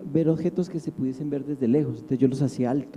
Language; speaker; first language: Spanish; native; Spanish